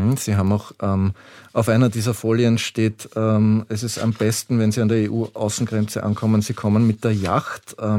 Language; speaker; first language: German; native; German